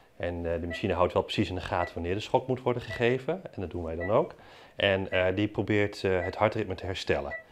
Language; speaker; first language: Dutch; native; Dutch